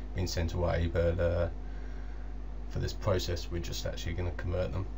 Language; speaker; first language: English; native; English